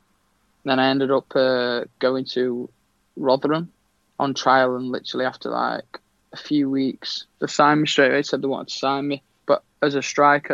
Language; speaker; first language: English; native; English